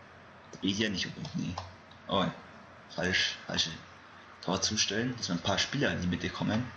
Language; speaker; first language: German; native; German